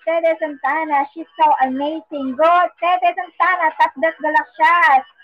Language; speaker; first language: English; non-native, local second language; Filipino